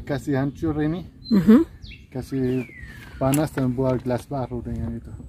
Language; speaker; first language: Indonesian; non-native, learner; German